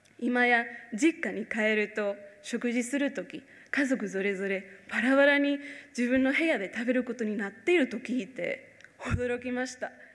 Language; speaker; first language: Japanese; non-native, fluent; Spanish